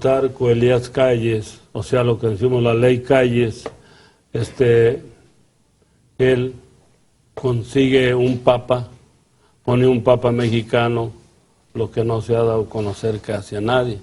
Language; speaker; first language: Spanish; native; Spanish